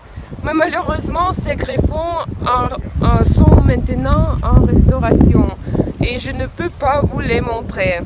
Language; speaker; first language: French; non-native, fluent; Russian